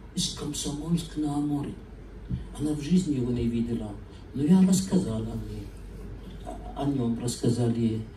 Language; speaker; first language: Russian; non-native, fluent; Arabic